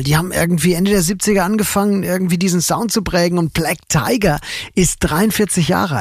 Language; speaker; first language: German; native; German